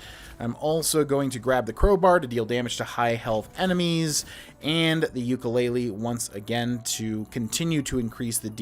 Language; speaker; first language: English; native; English